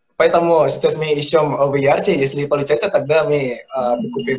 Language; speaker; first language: Russian; non-native, learner; Indonesian